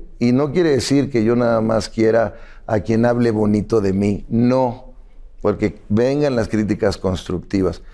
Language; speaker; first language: Spanish; native; Spanish